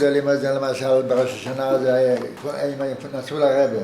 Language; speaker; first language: Hebrew; non-native, fluent; Yiddish